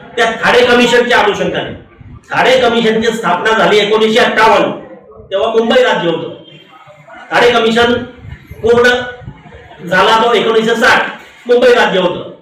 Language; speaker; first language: Marathi; non-native, local second language; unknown